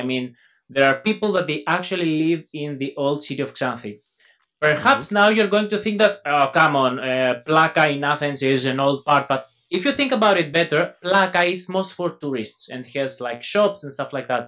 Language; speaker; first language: English; non-native, fluent; Greek